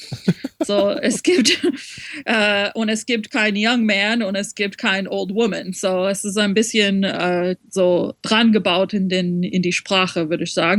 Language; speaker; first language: German; non-native, fluent; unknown